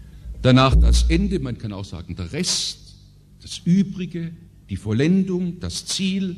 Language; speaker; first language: German; native; German